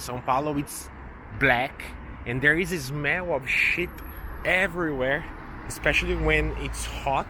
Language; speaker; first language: English; non-native, local second language; Portuguese